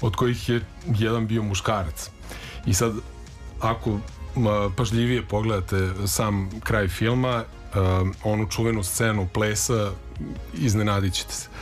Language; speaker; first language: Serbian; native; Serbian